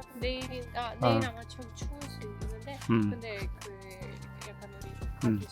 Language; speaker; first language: Korean; non-native, learner; Russian